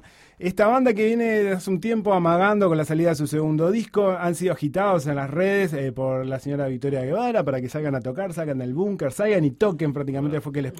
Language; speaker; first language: Spanish; native; Spanish